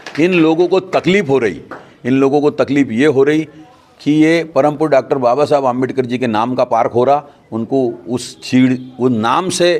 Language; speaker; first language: Hindi; non-native, local second language; Sindhi